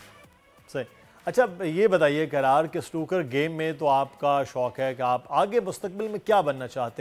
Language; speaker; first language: Urdu; native; Urdu